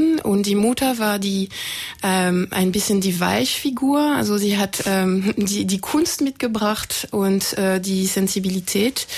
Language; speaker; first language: German; non-native, fluent; French